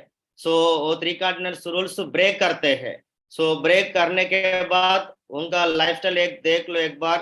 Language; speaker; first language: Hindi; non-native, local second language; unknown